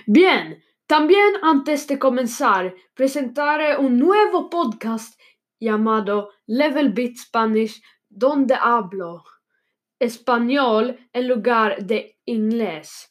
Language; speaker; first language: Spanish; non-native, learner; Swedish